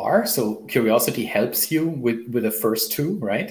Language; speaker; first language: English; non-native, fluent; German